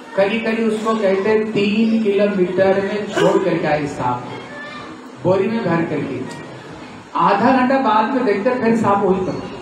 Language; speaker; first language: Hindi; native; Hindi